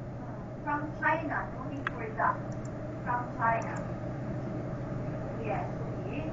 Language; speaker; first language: English; non-native, local second language; Filipino